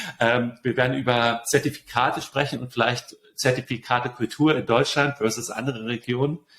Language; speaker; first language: German; native; German